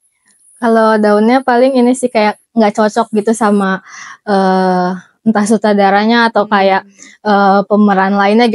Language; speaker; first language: Indonesian; native; Indonesian